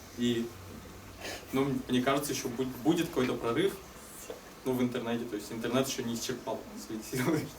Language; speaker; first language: Russian; native; Russian